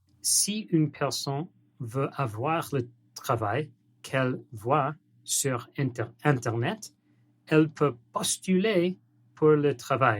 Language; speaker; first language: French; non-native, learner; English